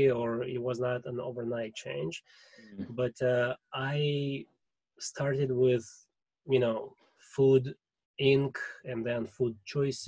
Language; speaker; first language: English; non-native, fluent; Russian